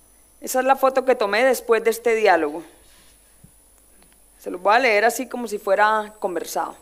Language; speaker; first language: Spanish; native; Spanish